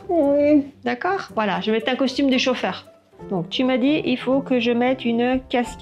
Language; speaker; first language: French; native; French